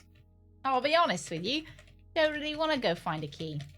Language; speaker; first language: English; native; English